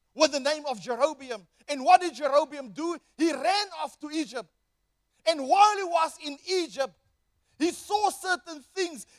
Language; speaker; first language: English; non-native, local second language; Afrikaans